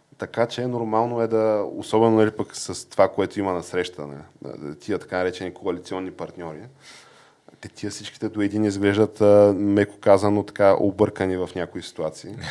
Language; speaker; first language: Bulgarian; native; Bulgarian